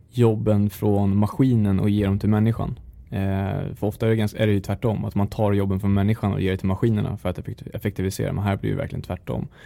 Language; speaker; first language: Swedish; native; Swedish